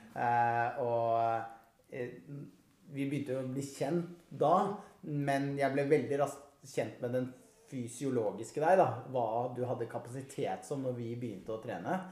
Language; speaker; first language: Norwegian; native; Norwegian